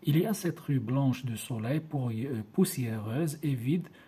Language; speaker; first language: French; non-native, local second language; Arabic